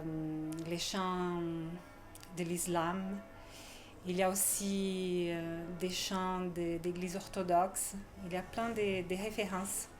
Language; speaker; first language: French; non-native, fluent; Portuguese